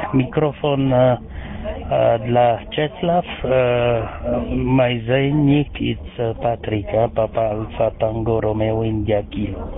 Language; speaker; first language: Polish; non-native, learner; French